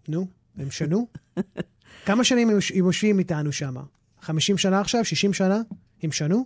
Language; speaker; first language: Hebrew; early bilingual, heritage; English